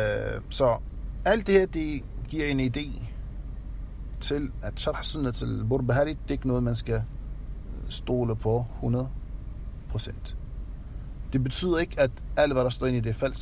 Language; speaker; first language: Danish; non-native, fluent; Arabic